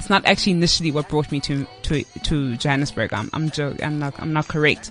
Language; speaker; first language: English; non-native, local second language; Xhosa